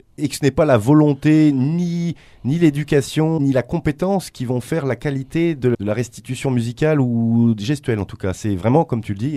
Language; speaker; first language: French; native; French